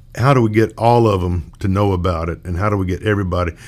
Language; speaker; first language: English; native; English